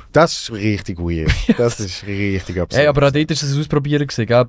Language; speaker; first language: German; native; German